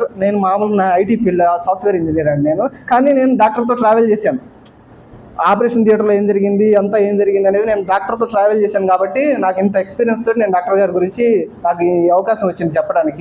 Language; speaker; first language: Telugu; native; Telugu